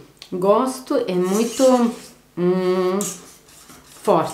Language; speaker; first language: Portuguese; non-native, learner; Bosnian